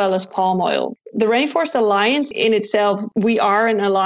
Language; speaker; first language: English; non-native, fluent; Dutch